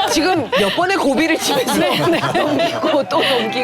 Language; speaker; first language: Korean; native; Korean